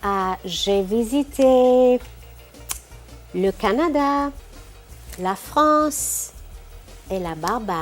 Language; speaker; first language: French; non-native, fluent; English